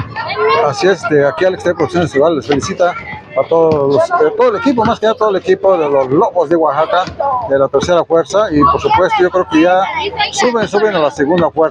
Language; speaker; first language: Spanish; native; Spanish